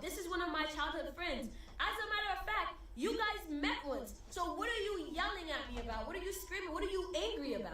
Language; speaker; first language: English; early bilingual, other home language; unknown